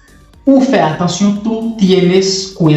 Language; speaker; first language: Spanish; non-native, learner; Haitian Creole